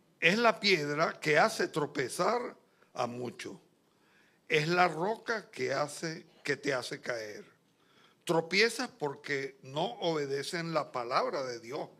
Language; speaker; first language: Spanish; native; Spanish